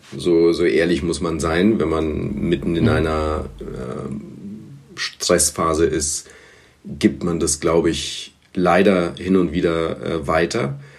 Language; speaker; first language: German; early bilingual, other home language; Bulgarian